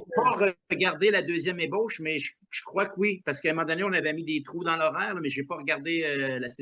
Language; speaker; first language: French; native; French